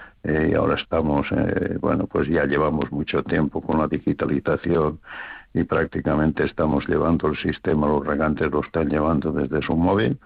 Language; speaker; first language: Spanish; native; Spanish